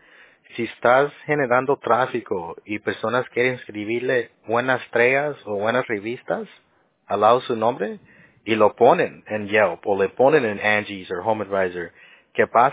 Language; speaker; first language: Spanish; early bilingual, heritage; Spanish